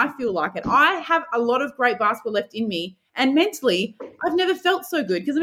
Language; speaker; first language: English; native; English